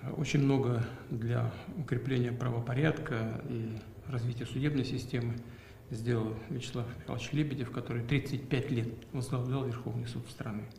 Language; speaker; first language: Russian; native; Russian